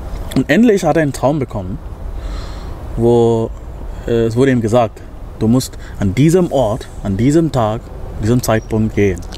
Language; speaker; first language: German; non-native, fluent; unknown